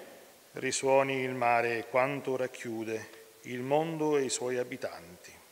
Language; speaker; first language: Italian; native; Italian